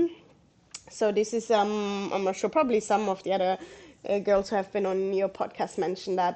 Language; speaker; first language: English; non-native, fluent; German